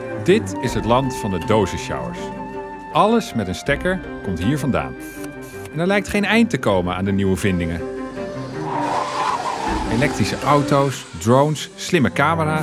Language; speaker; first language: Dutch; native; Dutch